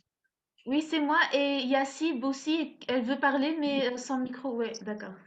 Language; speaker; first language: French; non-native, local second language; Arabic